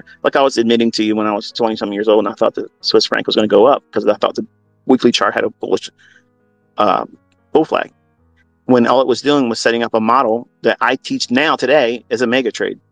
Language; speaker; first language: English; native; English